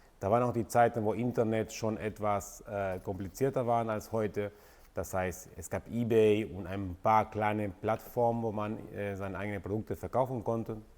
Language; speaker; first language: German; non-native, fluent; Spanish